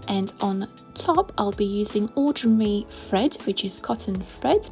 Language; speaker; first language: English; non-native, fluent; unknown